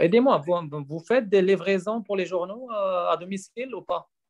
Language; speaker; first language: French; non-native, learner; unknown